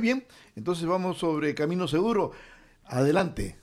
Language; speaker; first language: Spanish; native; Spanish